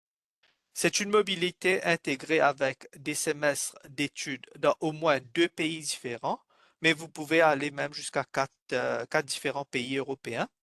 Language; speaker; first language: French; non-native, fluent; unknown